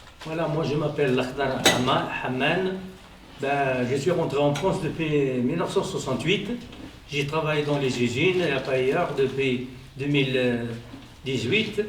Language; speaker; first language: French; non-native, learner; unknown